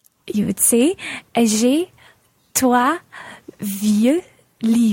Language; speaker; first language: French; non-native, learner; English